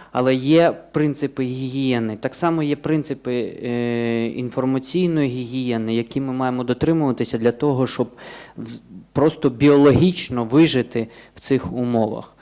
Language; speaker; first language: Ukrainian; native; Ukrainian